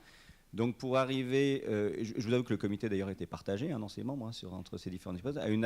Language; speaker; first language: French; native; French